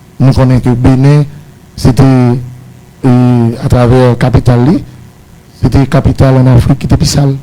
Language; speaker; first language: Haitian Creole; native; Haitian Creole